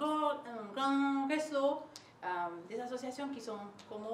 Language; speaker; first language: French; non-native, learner; Spanish